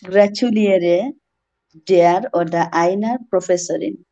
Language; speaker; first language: German; non-native, learner; Bangla